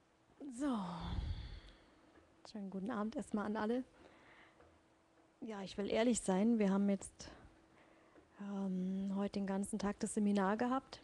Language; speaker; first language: German; native; German